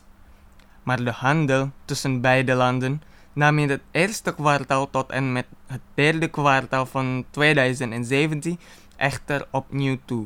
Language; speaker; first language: Dutch; non-native, fluent; Indonesian